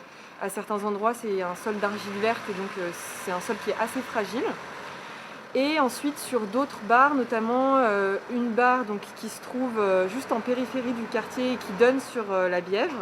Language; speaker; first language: French; native; French